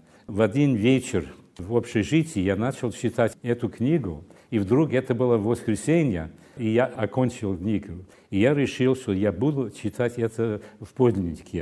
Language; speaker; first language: Russian; non-native, fluent; English